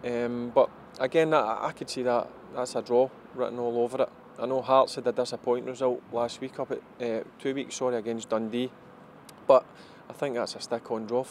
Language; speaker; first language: English; native; English